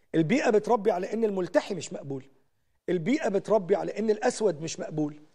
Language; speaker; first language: Arabic; native; Arabic